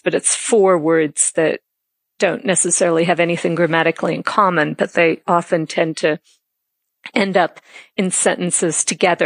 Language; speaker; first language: English; native; English